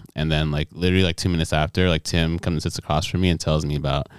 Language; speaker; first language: English; non-native, local second language; Yoruba